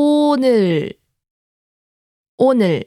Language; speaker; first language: Korean; native; Korean